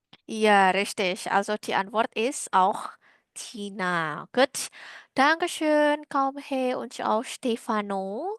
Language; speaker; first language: German; non-native, learner; Indonesian